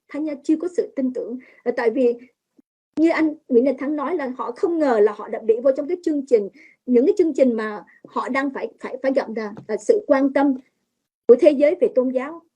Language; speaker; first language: Vietnamese; early bilingual, heritage; Vietnamese